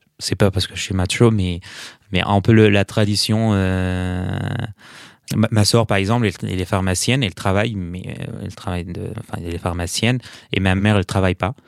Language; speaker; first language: French; non-native, fluent; Arabic